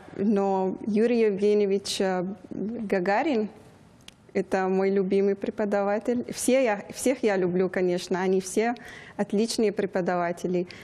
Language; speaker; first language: Russian; non-native, fluent; Persian